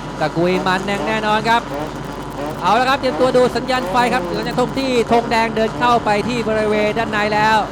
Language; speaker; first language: Thai; native; Thai